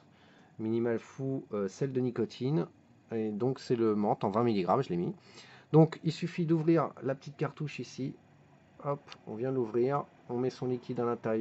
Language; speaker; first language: French; native; French